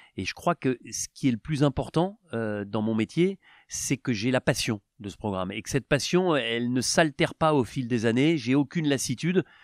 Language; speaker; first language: French; native; French